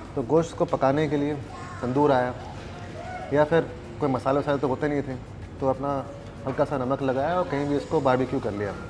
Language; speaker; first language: Hindi; native; Hindi